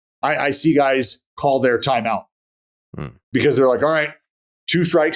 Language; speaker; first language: English; native; English